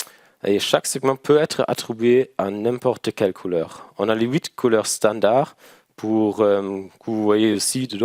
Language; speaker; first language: French; non-native, learner; German